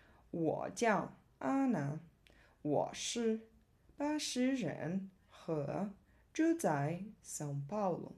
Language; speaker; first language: Chinese; non-native, learner; Portuguese